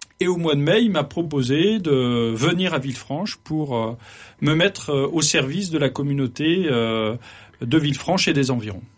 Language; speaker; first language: French; native; French